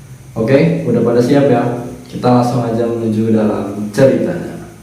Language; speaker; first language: Indonesian; native; Indonesian